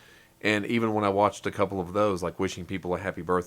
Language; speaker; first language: English; native; English